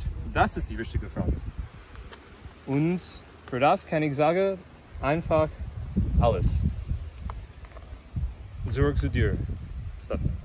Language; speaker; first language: German; non-native, learner; English